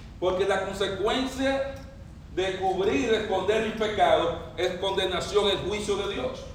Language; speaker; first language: Spanish; native; Spanish